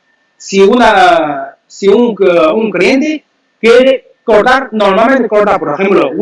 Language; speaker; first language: Spanish; non-native, learner; Chinese